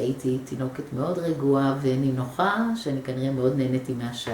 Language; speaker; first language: Hebrew; early bilingual, other home language; English